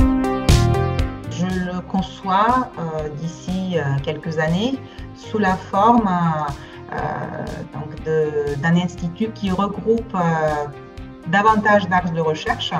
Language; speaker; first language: French; non-native, fluent; Bulgarian